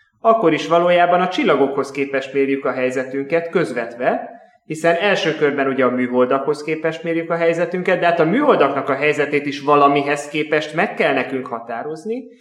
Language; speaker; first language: Hungarian; native; Hungarian